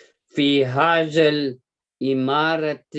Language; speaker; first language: Arabic; non-native, learner; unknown